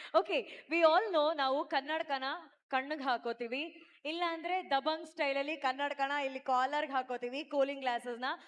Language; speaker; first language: Kannada; native; Kannada